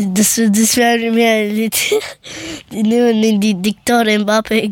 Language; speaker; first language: German; early bilingual, other home language; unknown